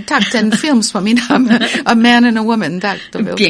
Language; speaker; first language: Polish; non-native, fluent; English